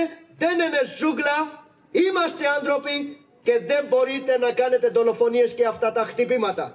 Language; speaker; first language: Greek; non-native, learner; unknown